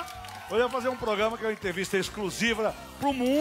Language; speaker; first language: Portuguese; native; Portuguese